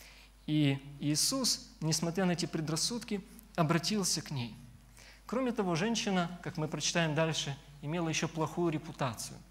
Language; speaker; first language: Russian; native; Russian